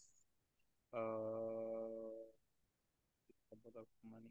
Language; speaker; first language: English; non-native, learner; Indonesian